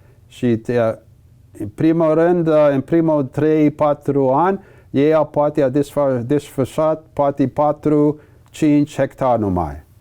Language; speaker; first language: Romanian; early bilingual, heritage; English